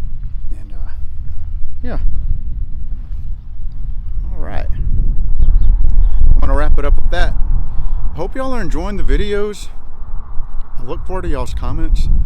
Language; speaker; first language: English; native; English